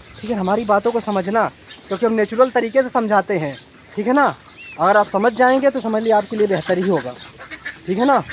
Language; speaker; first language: Hindi; native; Hindi